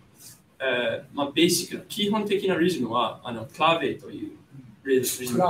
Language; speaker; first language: Japanese; non-native, fluent; English